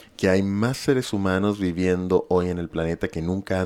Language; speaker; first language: Spanish; native; Spanish